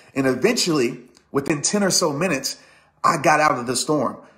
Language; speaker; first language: English; native; English